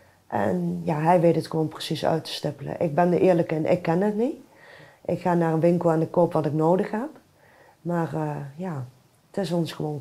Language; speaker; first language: Dutch; native; Dutch